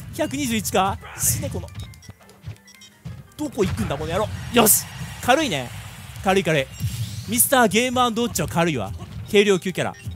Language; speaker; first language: Japanese; native; Japanese